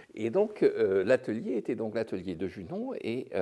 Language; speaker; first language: French; native; French